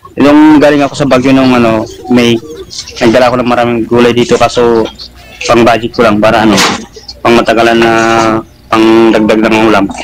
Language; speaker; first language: Filipino; non-native, local second language; Iloko